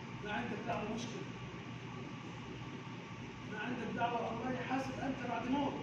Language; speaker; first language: Arabic; non-native, learner; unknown